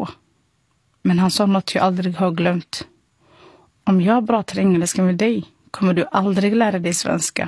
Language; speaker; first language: Swedish; non-native, fluent; Somali